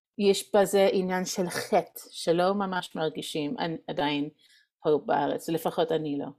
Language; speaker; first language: Hebrew; non-native, fluent; English